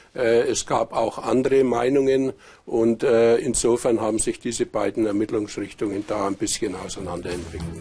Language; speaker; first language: German; native; German